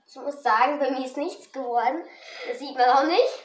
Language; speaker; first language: German; early bilingual, other home language; Russian